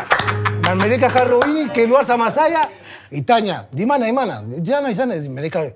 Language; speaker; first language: Indonesian; non-native, fluent; Spanish